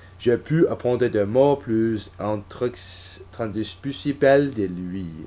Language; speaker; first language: French; non-native, learner; English